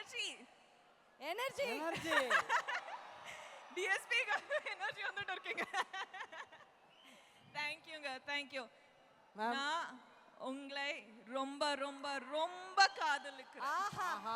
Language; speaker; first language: Tamil; non-native, local second language; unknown